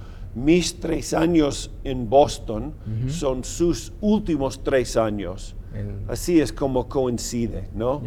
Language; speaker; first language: Spanish; non-native, fluent; English